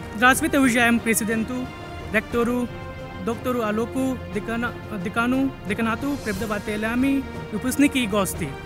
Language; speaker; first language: Russian; non-native, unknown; Hindi